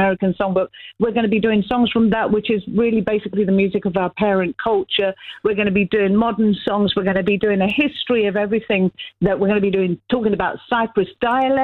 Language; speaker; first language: English; native; English